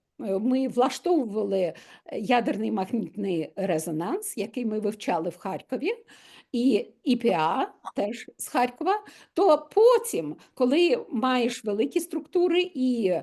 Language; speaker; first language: Ukrainian; non-native, local second language; Russian